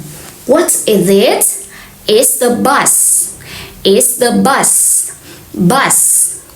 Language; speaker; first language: English; non-native, fluent; Vietnamese